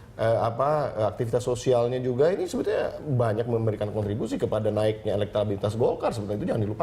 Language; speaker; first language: Indonesian; native; Indonesian